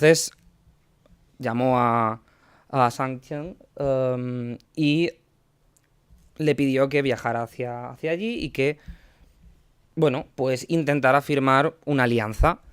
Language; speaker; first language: Spanish; native; Spanish